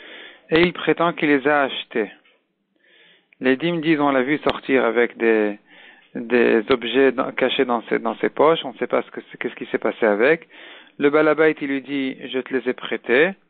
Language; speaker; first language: French; native; French